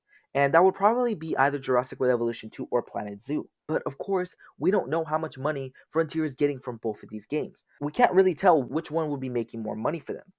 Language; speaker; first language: English; native; English